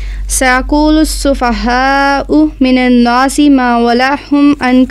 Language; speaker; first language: Arabic; non-native, learner; Urdu